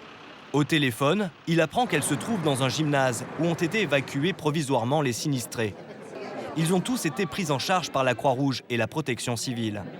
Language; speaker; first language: French; native; French